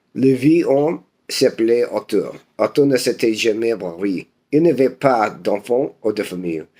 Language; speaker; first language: French; non-native, learner; English